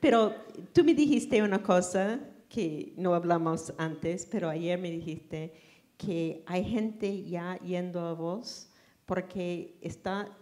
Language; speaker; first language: Spanish; non-native, fluent; English